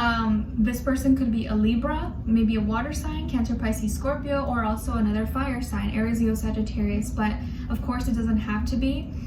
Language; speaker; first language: English; native; English